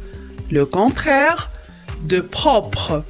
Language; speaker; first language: French; non-native, local second language; Arabic